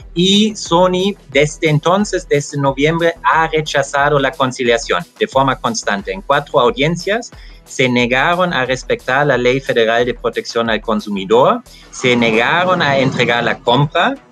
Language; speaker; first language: Spanish; non-native, fluent; German